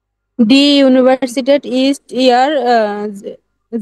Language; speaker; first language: German; non-native, learner; Bangla